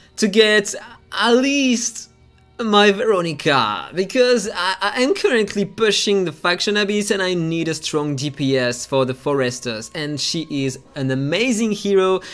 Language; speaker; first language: English; non-native, fluent; French